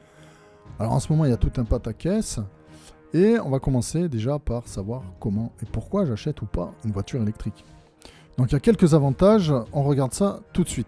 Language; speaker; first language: French; native; French